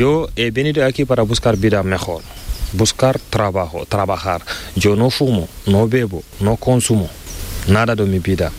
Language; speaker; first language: Spanish; non-native, learner; Fula